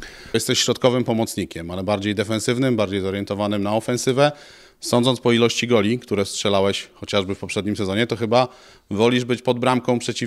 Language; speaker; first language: Polish; native; Polish